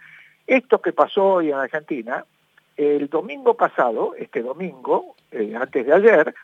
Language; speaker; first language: Spanish; native; Spanish